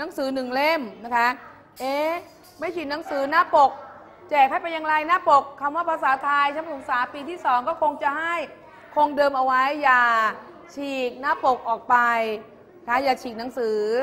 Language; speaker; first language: Thai; native; Thai